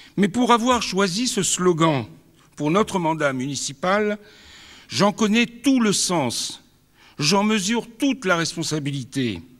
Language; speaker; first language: French; native; French